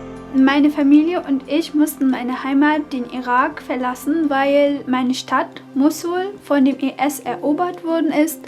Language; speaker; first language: German; non-native, fluent; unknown